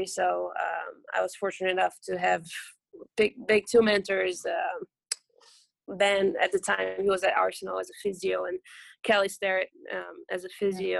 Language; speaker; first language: English; non-native, fluent; Portuguese